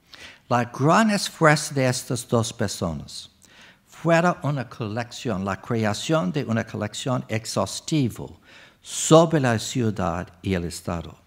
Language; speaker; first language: Spanish; non-native, fluent; English